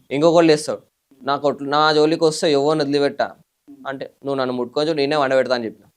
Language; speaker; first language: Telugu; native; Telugu